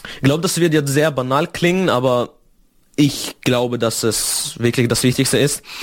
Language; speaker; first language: German; non-native, fluent; Russian